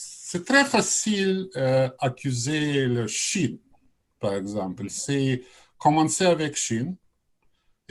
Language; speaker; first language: French; non-native, learner; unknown